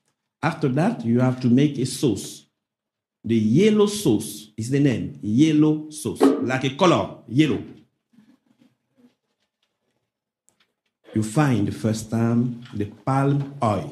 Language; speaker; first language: English; non-native, local second language; French